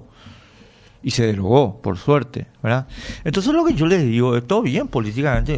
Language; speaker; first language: Spanish; native; Spanish